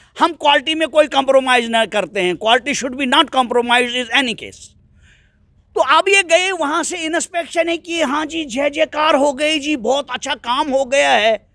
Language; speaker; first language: Hindi; native; Hindi